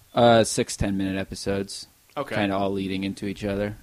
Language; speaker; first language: English; native; English